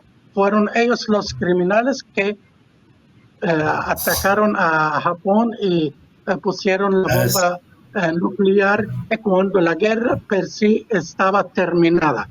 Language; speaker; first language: Spanish; non-native, fluent; Arabic